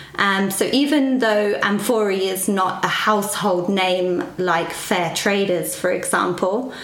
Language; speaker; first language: English; native; English